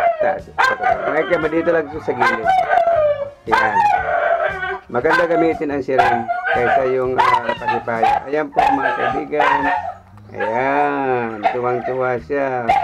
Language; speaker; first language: Filipino; non-native, local second language; Cebuano